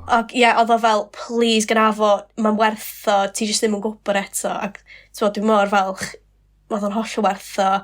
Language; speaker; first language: Welsh; non-native, local second language; English